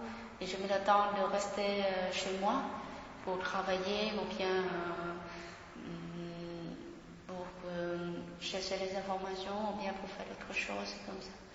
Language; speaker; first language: French; non-native, fluent; Vietnamese